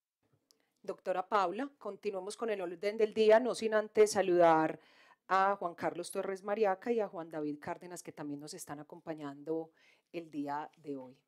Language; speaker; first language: Spanish; native; Spanish